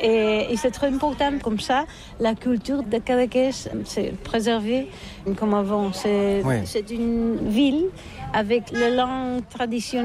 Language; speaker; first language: French; non-native, learner; Catalan